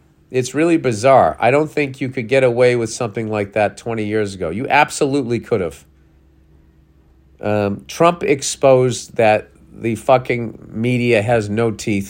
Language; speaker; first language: English; native; English